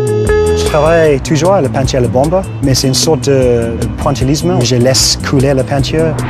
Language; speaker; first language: French; non-native, fluent; English